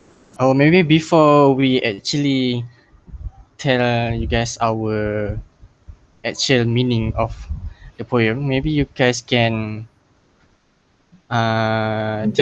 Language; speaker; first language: English; non-native, local second language; Malay